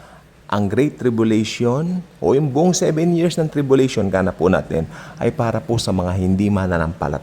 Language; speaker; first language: Filipino; native; Filipino